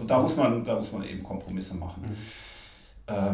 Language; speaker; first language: German; native; German